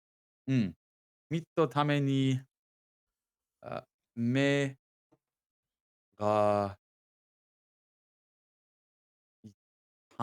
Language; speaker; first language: Japanese; non-native, learner; English